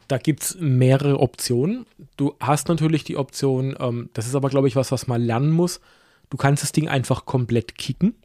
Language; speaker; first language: German; native; German